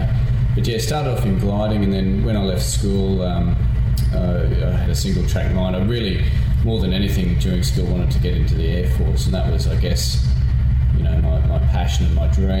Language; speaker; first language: English; native; English